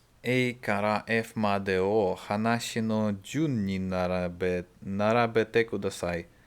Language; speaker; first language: Japanese; non-native, learner; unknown